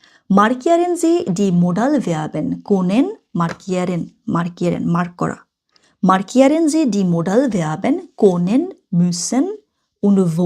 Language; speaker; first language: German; non-native, fluent; Bangla